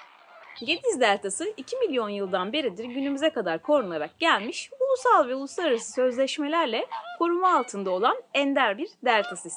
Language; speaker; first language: Turkish; native; Turkish